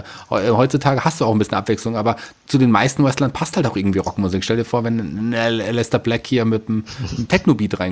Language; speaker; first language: German; native; German